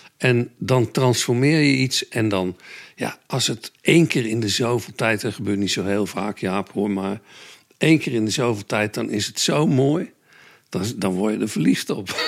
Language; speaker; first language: Dutch; native; Dutch